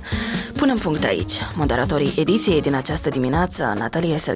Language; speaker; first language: Romanian; native; Romanian